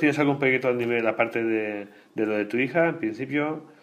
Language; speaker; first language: Spanish; native; Spanish